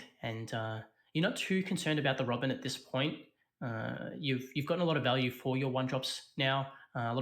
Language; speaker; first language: English; native; English